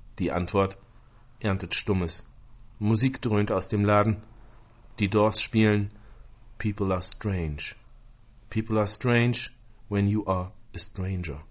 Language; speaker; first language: German; native; German